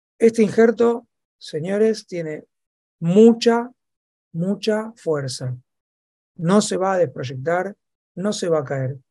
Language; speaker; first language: Spanish; native; Spanish